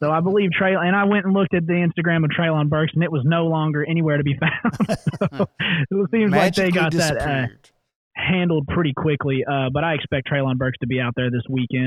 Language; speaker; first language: English; native; English